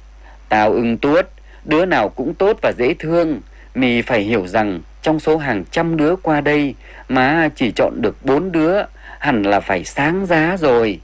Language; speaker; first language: Vietnamese; native; Vietnamese